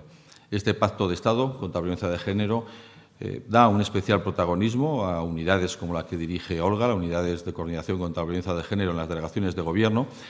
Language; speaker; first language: Spanish; native; Spanish